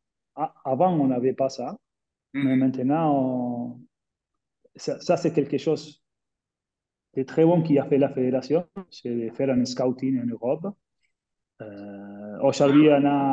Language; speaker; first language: French; non-native, fluent; Spanish